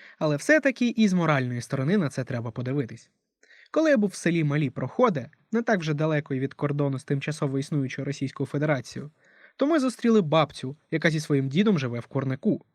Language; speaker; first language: Ukrainian; non-native, local second language; Russian